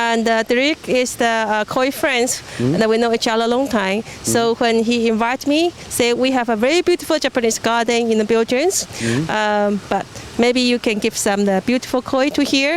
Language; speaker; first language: English; non-native, learner; Chinese